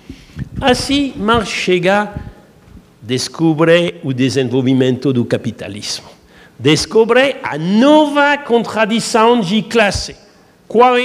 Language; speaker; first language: Portuguese; non-native, learner; French